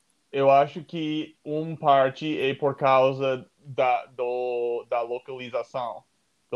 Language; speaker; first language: Portuguese; non-native, fluent; English